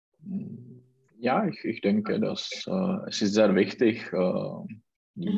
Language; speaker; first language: German; non-native, learner; Czech